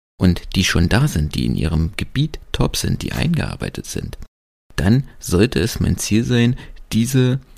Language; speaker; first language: German; native; German